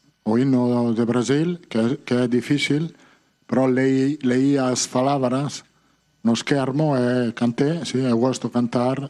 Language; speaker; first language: Portuguese; non-native, learner; Italian